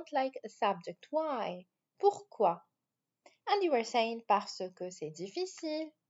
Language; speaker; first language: English; non-native, fluent; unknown